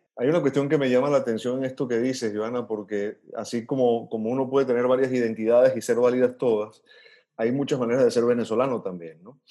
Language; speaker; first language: Spanish; native; Spanish